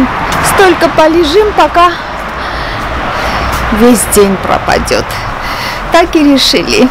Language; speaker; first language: Russian; non-native, fluent; Armenian